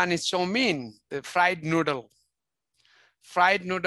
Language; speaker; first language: English; non-native, fluent; Nepali